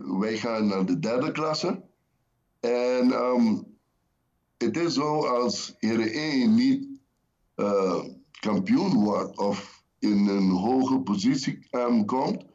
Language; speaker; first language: Dutch; non-native, local second language; Papiamento